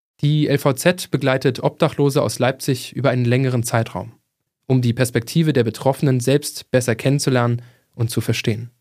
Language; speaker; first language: German; native; German